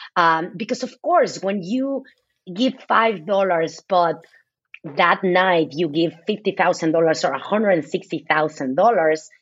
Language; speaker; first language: English; non-native, fluent; Spanish